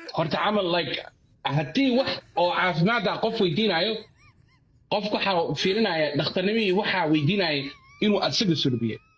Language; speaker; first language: Somali; early bilingual, heritage; Somali